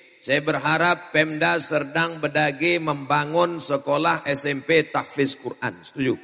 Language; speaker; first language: Indonesian; native; Indonesian